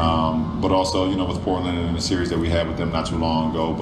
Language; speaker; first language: English; native; English